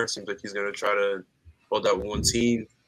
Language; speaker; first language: English; native; English